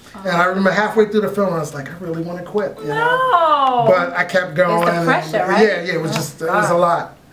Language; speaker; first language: English; native; English